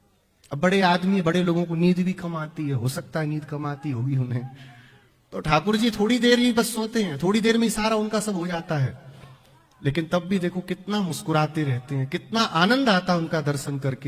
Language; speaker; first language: Hindi; native; Hindi